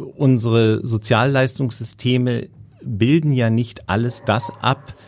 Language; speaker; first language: German; native; German